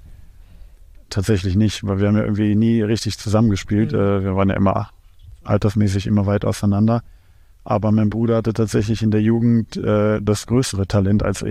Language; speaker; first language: German; native; German